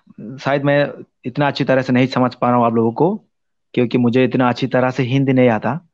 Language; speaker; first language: Hindi; non-native, local second language; Kok Borok